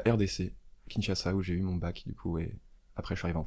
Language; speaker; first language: French; native; French